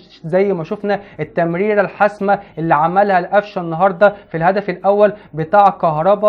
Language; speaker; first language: Arabic; native; Arabic